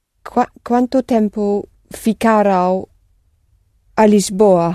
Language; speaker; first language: Portuguese; non-native, learner; English